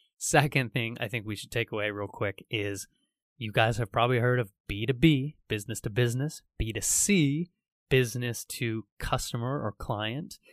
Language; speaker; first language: English; native; English